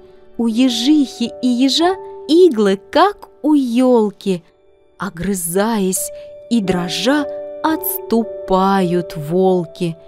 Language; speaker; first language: Russian; native; Russian